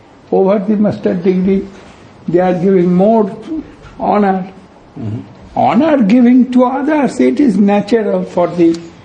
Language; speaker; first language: English; non-native, local second language; Bangla